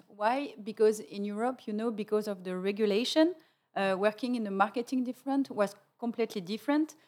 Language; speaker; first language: English; non-native, fluent; French